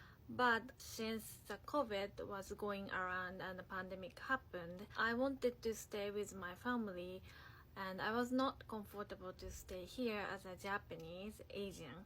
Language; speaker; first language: English; non-native, learner; Japanese